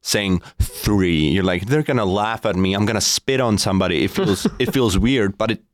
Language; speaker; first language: English; non-native, fluent; Czech